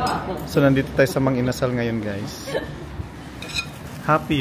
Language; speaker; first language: Filipino; native; Filipino